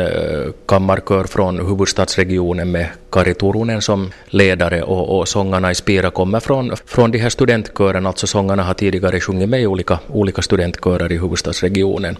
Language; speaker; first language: Swedish; native; Swedish